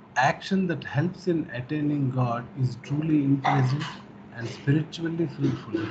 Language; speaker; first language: English; non-native, local second language; Telugu